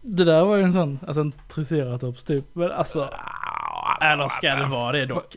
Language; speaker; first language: Swedish; native; Swedish